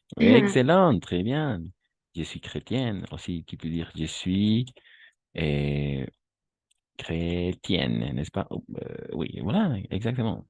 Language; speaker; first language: French; non-native, fluent; Spanish